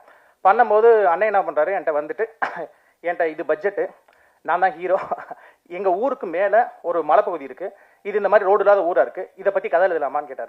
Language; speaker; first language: Tamil; native; Tamil